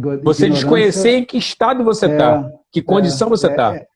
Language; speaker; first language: Portuguese; native; Portuguese